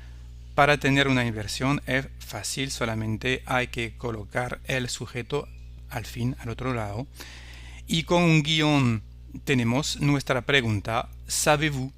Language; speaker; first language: Spanish; non-native, fluent; French